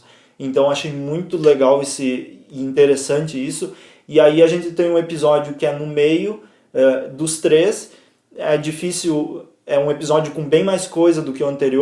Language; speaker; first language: Portuguese; native; Portuguese